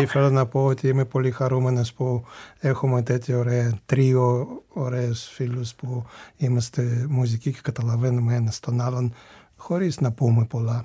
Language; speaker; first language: Greek; non-native, fluent; Russian